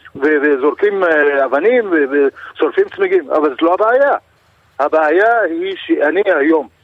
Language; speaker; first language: Hebrew; non-native, local second language; Arabic